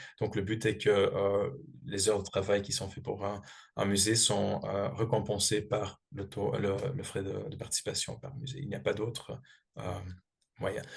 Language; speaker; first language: French; non-native, fluent; Dutch